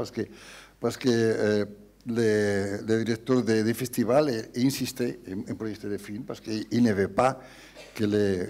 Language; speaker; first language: French; non-native, learner; Spanish